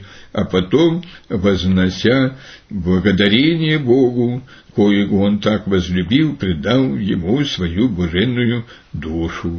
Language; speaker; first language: Russian; native; Russian